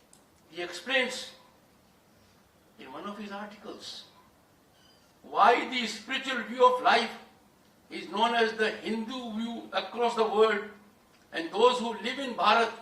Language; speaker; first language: English; non-native, local second language; Hindi